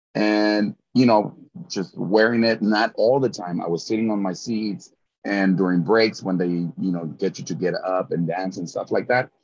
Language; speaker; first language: English; early bilingual, other home language; Spanish